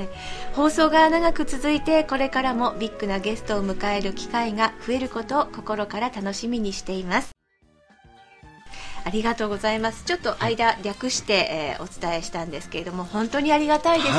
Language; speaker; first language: Japanese; native; Japanese